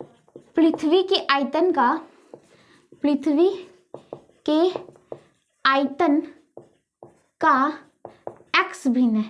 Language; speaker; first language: Hindi; native; Hindi